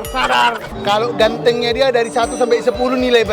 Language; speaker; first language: Indonesian; native; Indonesian